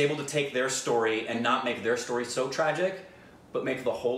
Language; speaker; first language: English; native; English